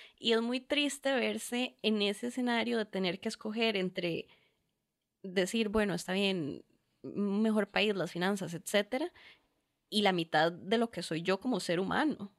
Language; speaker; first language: Spanish; native; Spanish